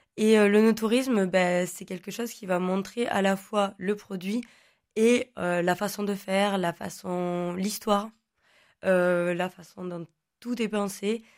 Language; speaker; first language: French; native; French